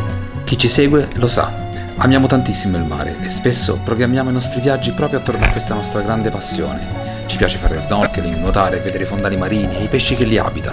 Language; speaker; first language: Italian; native; Italian